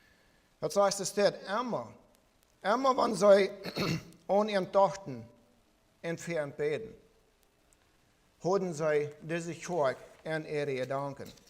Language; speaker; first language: German; non-native, learner; Plautdietsch